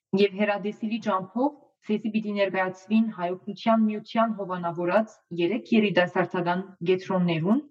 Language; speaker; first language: Armenian; early bilingual, heritage; Armenian